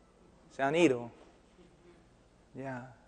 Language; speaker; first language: Spanish; non-native, fluent; English